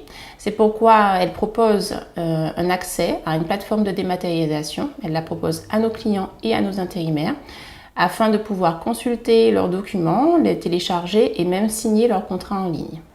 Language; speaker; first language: French; native; French